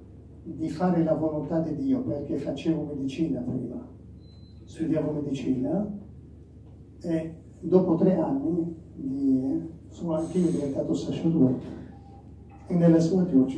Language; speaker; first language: Italian; non-native, fluent; Arabic